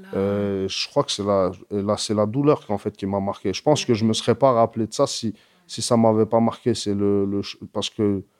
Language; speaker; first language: French; early bilingual, other home language; Arabic